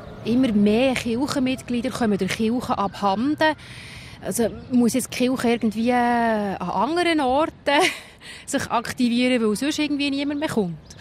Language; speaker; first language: German; native; German